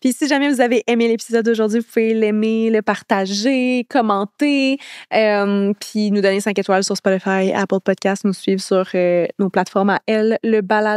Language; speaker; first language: French; native; French